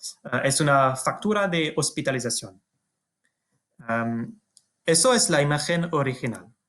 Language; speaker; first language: Spanish; non-native, fluent; French